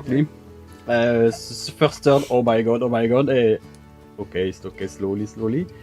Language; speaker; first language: English; non-native, learner; French